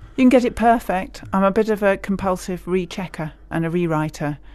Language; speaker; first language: English; native; English